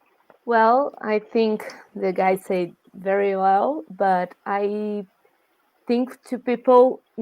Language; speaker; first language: English; non-native, learner; Portuguese